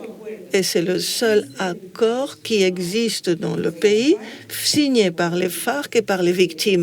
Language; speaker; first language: French; non-native, fluent; Spanish